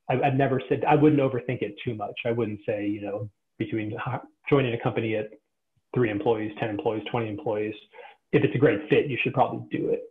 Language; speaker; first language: English; native; English